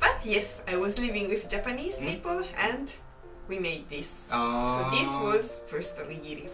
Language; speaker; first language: English; non-native, fluent; Italian